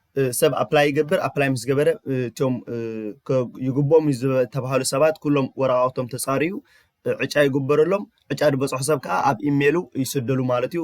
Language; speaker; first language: Tigrinya; early bilingual, heritage; Tigrinya